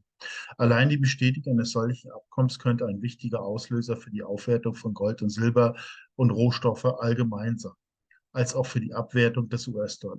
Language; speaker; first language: German; native; German